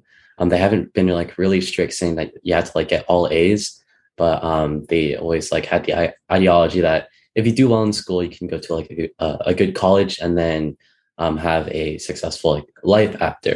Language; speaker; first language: English; native; English